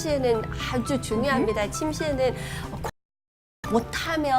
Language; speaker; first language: Korean; non-native, fluent; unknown